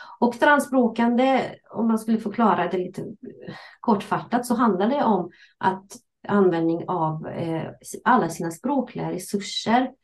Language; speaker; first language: Swedish; non-native, fluent; Russian